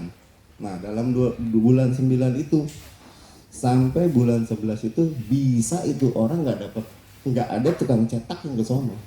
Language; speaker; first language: Indonesian; native; Indonesian